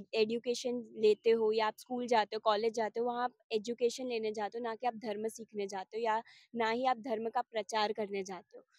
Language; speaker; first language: Hindi; non-native, local second language; Gujarati